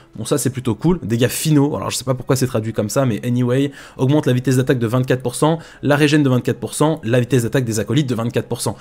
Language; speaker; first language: French; native; French